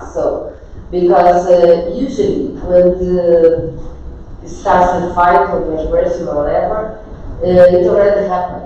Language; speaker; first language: English; non-native, fluent; Portuguese